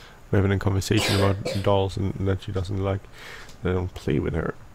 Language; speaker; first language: English; non-native, fluent; Swedish